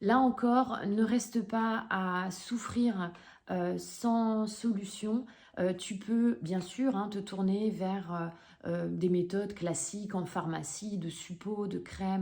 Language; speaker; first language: French; native; French